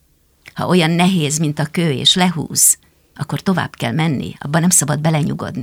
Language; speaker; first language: Hungarian; native; Hungarian